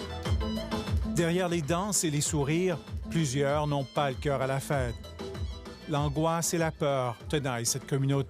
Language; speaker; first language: French; native; French